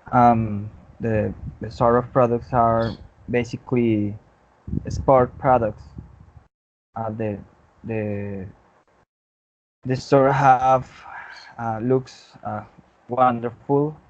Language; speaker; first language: English; non-native, learner; Spanish